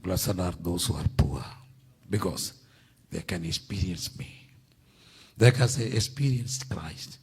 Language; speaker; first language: English; non-native, local second language; Malayalam